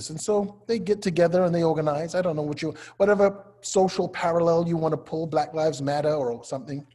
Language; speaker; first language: English; native; English